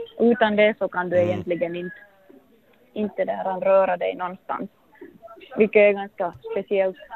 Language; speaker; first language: Swedish; native; Swedish